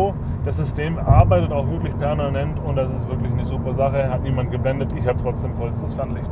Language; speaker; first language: German; native; German